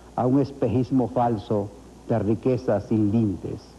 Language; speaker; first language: Spanish; native; Spanish